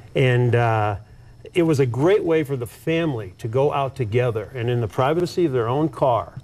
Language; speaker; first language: English; native; English